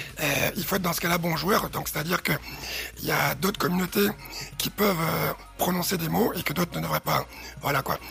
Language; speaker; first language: French; early bilingual, other home language; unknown